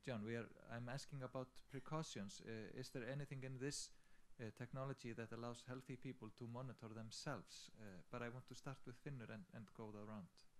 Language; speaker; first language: English; non-native, fluent; Icelandic